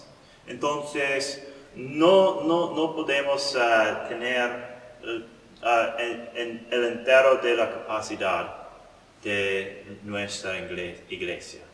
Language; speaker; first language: Spanish; non-native, learner; English